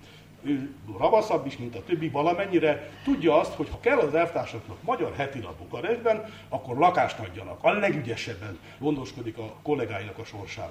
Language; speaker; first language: Hungarian; native; Hungarian